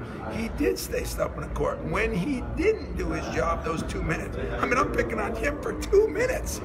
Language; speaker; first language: English; native; English